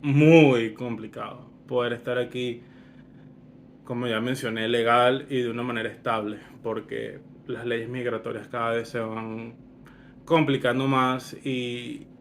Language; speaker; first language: Spanish; early bilingual, other home language; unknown